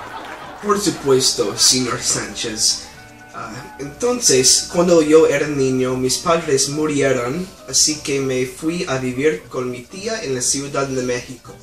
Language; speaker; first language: Spanish; non-native, learner; English